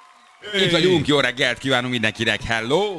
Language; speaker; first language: Hungarian; native; Hungarian